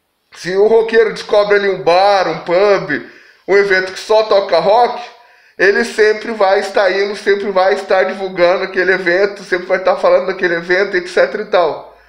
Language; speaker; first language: Portuguese; native; Portuguese